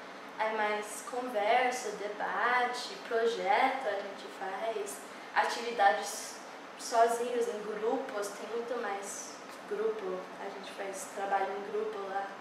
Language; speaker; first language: Portuguese; early bilingual, heritage; English